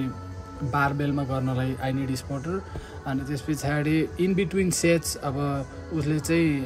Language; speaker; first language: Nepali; native; Nepali